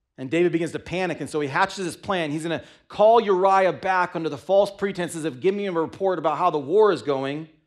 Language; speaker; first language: English; native; English